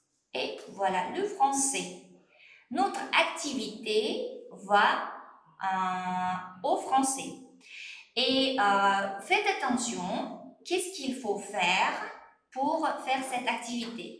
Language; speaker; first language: French; non-native, fluent; Uzbek